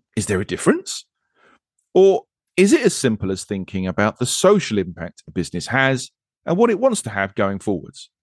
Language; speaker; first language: English; native; English